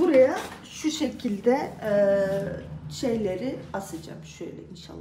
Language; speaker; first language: Turkish; native; Turkish